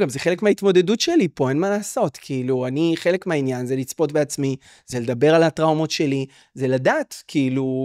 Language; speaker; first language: Hebrew; native; Hebrew